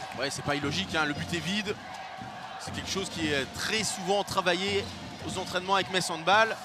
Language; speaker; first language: French; native; French